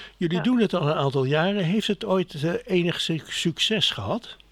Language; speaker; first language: Dutch; native; Dutch